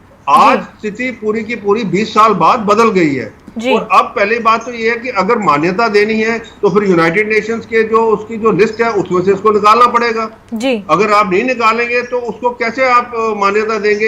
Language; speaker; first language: Hindi; native; Hindi